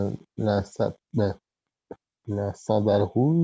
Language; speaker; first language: Haitian Creole; non-native, learner; French